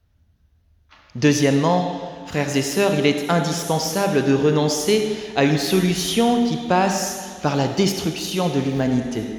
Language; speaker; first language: French; native; French